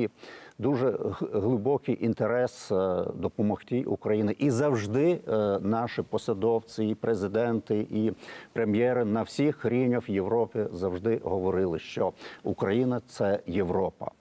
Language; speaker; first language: Ukrainian; non-native, fluent; Lithuanian